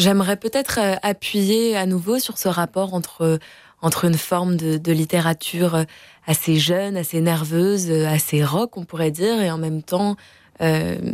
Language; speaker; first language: French; native; French